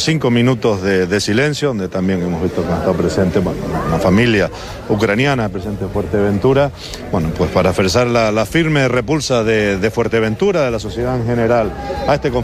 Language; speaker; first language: Spanish; native; Spanish